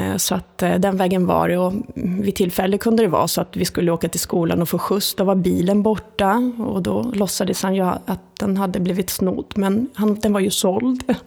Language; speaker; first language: Swedish; early bilingual, other home language; Italian